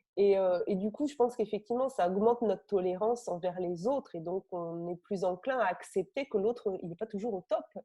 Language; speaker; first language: French; native; French